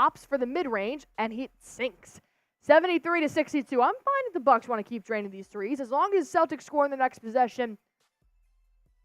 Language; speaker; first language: English; native; English